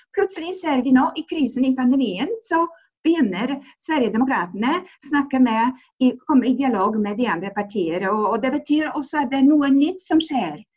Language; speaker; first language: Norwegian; non-native, fluent; Polish